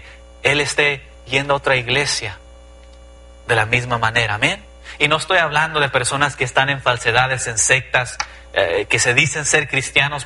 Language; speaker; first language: Spanish; early bilingual, heritage; Spanish